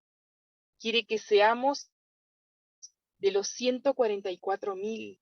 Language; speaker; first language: Spanish; native; Spanish